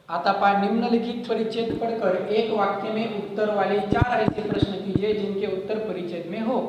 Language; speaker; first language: Hindi; non-native, local second language; Marathi